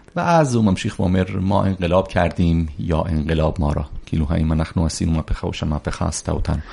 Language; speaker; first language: Hebrew; early bilingual, other home language; Persian